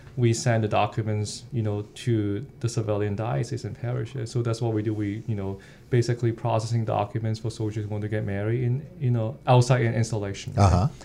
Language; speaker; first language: English; non-native, local second language; Cantonese